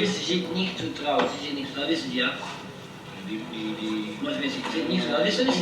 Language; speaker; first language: German; non-native, learner; Dutch